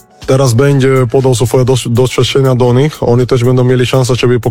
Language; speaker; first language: Polish; non-native, fluent; Spanish